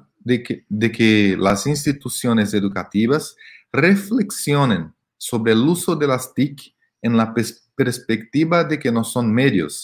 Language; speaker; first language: Spanish; non-native, fluent; Portuguese